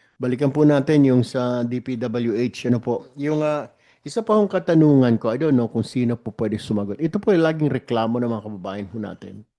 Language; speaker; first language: Filipino; native; Filipino